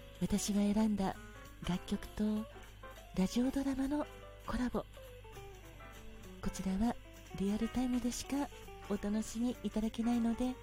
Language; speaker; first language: Japanese; native; Japanese